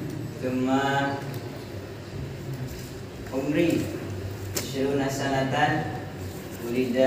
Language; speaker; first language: Arabic; non-native, learner; Indonesian